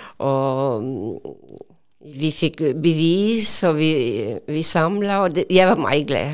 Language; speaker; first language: Danish; non-native, learner; Urdu